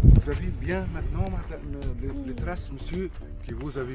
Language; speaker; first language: French; non-native, local second language; Arabic